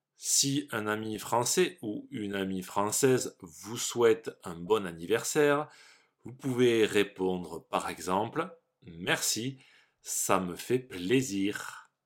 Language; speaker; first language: French; native; French